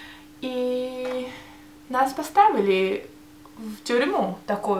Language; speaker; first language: Russian; early bilingual, heritage; Russian